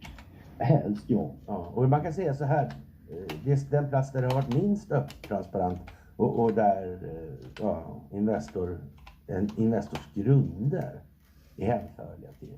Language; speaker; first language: Swedish; native; Swedish